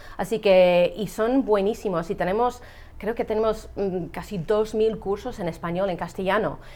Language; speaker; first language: Spanish; non-native, fluent; English